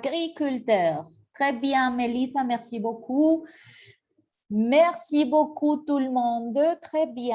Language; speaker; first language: French; non-native, fluent; Spanish